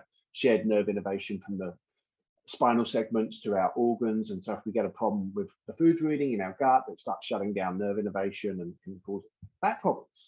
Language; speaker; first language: English; native; English